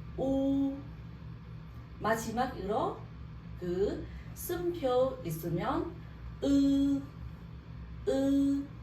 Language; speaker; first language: Korean; non-native, learner; Vietnamese